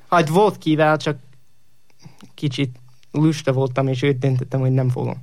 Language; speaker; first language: Hungarian; non-native, learner; English